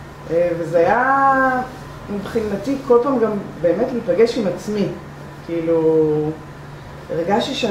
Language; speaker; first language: Hebrew; native; Hebrew